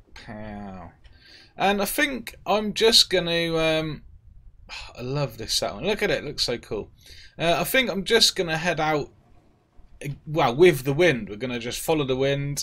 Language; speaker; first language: English; native; English